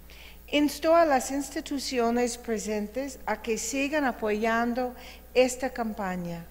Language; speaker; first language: Spanish; non-native, fluent; English